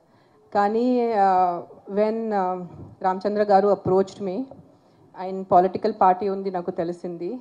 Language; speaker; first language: Telugu; non-native, local second language; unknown